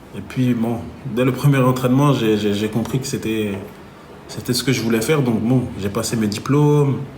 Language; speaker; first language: French; native; French